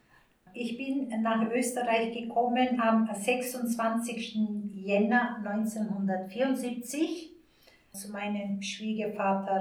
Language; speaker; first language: German; early bilingual, other home language; Turkish